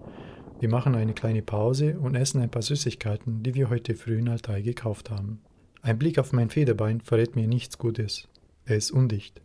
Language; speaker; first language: German; native; German